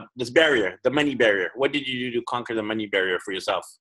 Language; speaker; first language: English; native; English